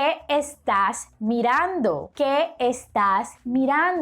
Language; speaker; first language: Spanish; non-native, fluent; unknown